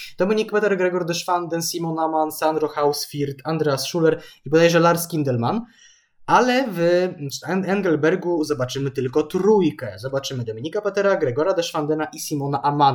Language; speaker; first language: Polish; native; Polish